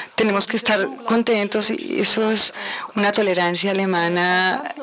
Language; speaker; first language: Spanish; non-native, fluent; Ukrainian